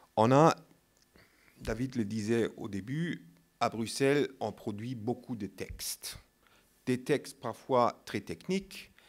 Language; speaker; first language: French; non-native, fluent; German